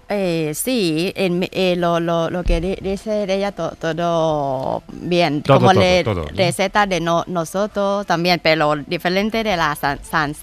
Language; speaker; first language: Spanish; non-native, learner; Thai